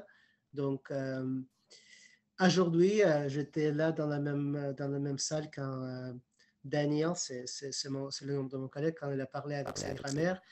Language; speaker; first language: French; non-native, fluent; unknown